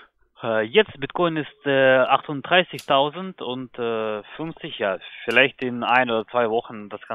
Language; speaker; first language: German; non-native, learner; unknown